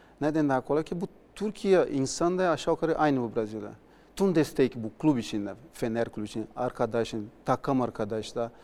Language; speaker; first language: Turkish; non-native, learner; Portuguese